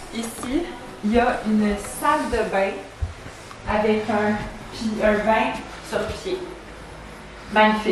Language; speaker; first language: French; native; French